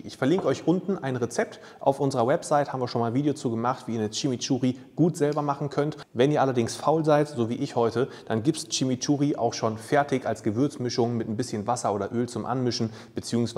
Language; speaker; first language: German; native; German